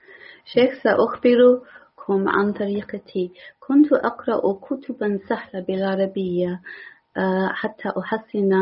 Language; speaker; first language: Arabic; non-native, learner; English